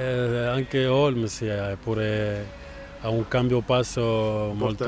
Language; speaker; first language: Italian; non-native, fluent; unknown